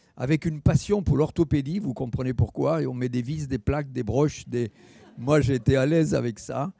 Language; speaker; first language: French; native; French